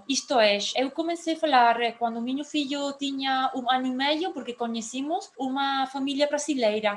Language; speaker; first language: Portuguese; non-native, fluent; Spanish